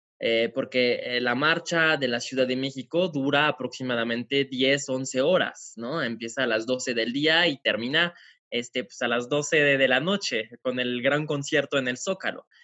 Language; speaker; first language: Spanish; non-native, fluent; French